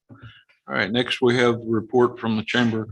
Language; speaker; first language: English; native; English